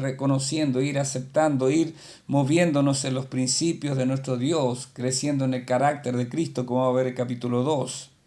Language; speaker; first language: Spanish; native; Spanish